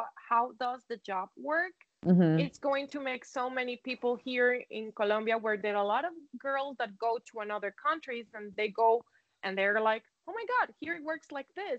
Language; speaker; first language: English; non-native, fluent; Spanish